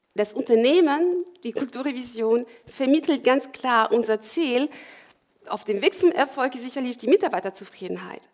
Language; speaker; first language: German; non-native, fluent; French